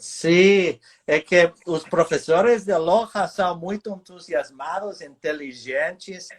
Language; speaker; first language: Portuguese; non-native, fluent; English